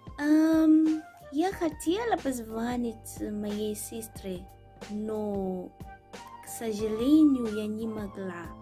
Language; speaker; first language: Russian; non-native, learner; Swahili